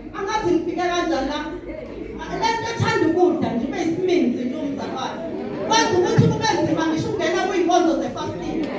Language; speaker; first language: Zulu; non-native, local second language; Southern Sotho